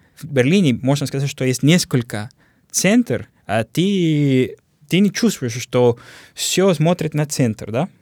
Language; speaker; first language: Russian; non-native, learner; Spanish